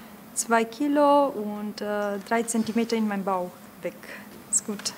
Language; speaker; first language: German; non-native, learner; Romanian